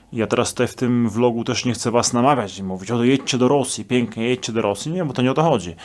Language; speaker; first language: Polish; native; Polish